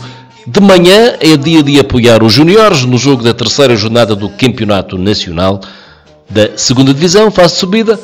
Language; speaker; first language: Portuguese; native; Portuguese